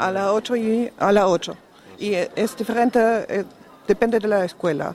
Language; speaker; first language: Spanish; non-native, learner; German